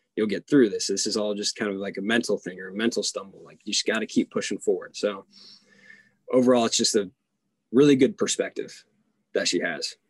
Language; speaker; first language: English; early bilingual, other home language; Hungarian